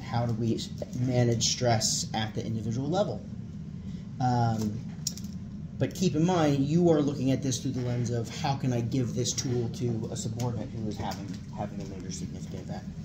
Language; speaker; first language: English; native; English